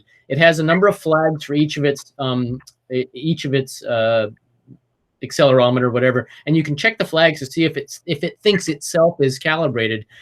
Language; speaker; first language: English; native; English